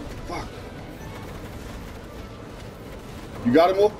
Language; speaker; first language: English; native; English